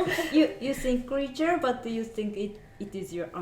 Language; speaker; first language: English; non-native, learner; Japanese